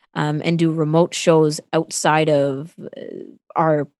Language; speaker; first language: English; non-native, fluent; Tamil